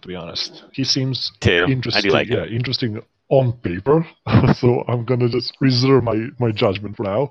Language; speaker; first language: English; non-native, fluent; Serbian